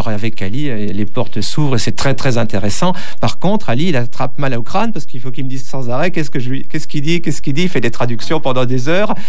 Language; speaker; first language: French; native; French